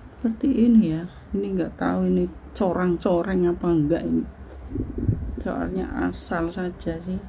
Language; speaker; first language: Indonesian; non-native, local second language; Javanese